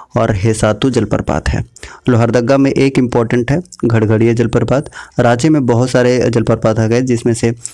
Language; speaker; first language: Hindi; native; Hindi